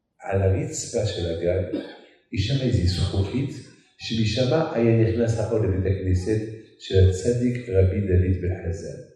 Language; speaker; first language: Hebrew; non-native, fluent; Arabic